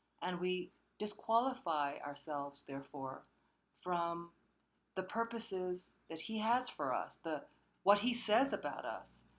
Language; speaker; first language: English; early bilingual, other home language; Korean